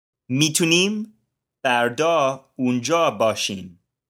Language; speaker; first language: Persian; non-native, learner; English